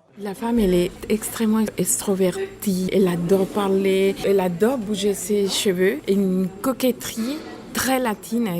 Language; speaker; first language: French; non-native, fluent; Spanish